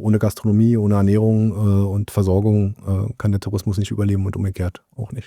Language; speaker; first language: German; native; German